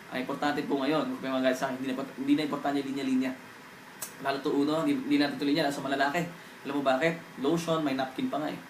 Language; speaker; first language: Filipino; native; Filipino